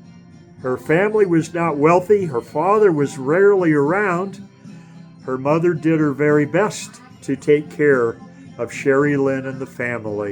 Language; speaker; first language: English; native; English